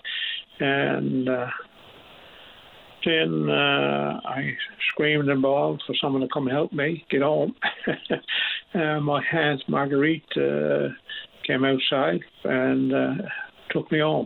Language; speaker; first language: English; native; English